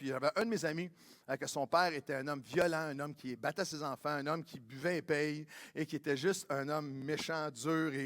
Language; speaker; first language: French; native; French